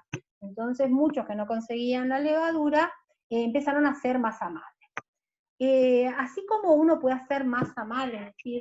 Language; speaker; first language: Spanish; native; Spanish